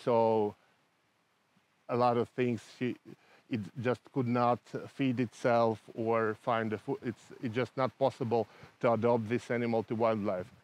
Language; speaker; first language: English; non-native, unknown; Russian